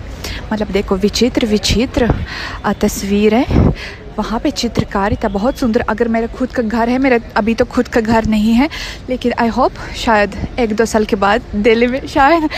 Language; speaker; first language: Hindi; non-native, fluent; Russian